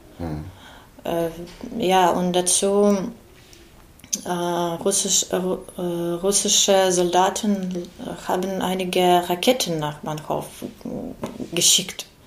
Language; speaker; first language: German; non-native, learner; Ukrainian